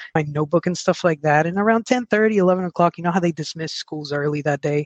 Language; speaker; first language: English; early bilingual, other home language; Spanish